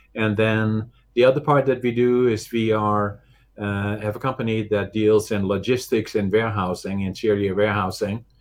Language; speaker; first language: English; non-native, fluent; Dutch